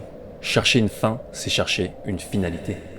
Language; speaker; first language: French; native; French